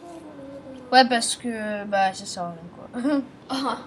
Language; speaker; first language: French; native; French